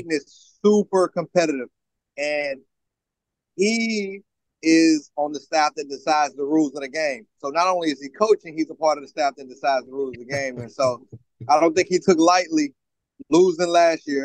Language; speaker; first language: English; native; English